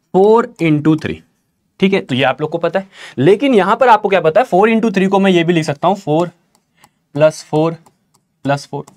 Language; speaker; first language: Hindi; native; Hindi